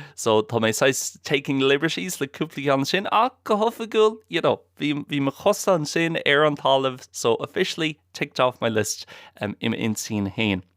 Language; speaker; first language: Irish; non-native, local second language; English